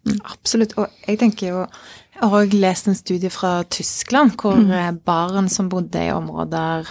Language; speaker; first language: Norwegian; native; Norwegian